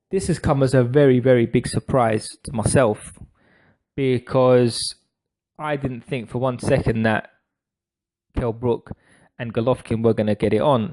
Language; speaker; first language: English; native; English